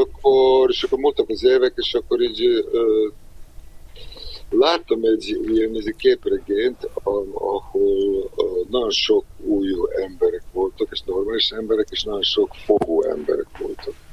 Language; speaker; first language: Hungarian; non-native, fluent; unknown